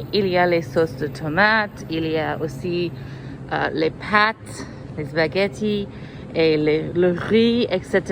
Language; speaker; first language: French; non-native, fluent; English